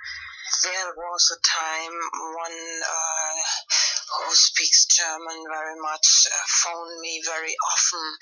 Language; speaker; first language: English; non-native, fluent; German